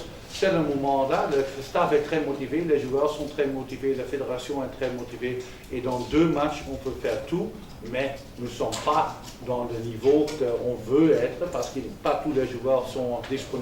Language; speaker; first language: French; non-native, local second language; Dutch